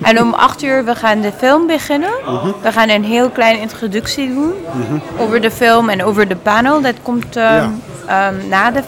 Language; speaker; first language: Dutch; non-native, learner; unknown